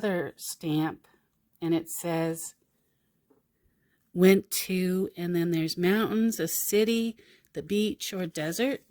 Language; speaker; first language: English; native; English